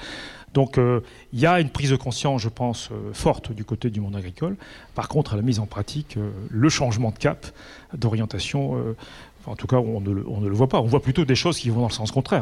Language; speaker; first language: French; native; French